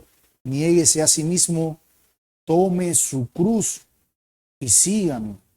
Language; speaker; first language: Spanish; native; Spanish